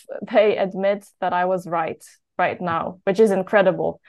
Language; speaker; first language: English; non-native, fluent; Polish